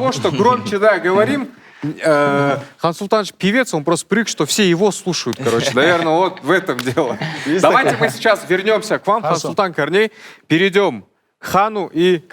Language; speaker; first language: Russian; non-native, local second language; Kazakh